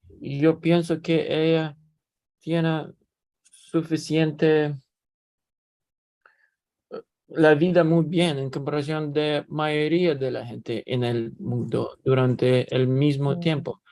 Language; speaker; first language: Spanish; non-native, learner; Russian